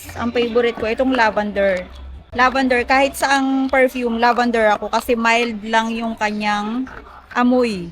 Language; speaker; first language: Filipino; native; Filipino